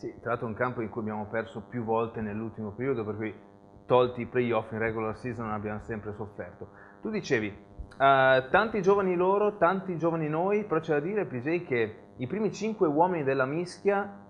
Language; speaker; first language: Italian; native; Italian